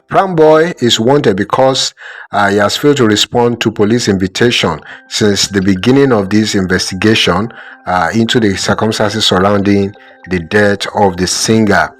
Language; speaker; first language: English; non-native, local second language; Yoruba